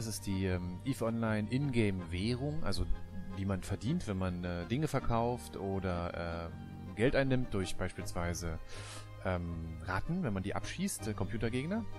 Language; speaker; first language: German; native; German